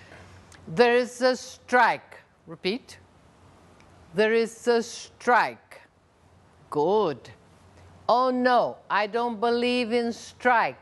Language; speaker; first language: English; non-native, fluent; Portuguese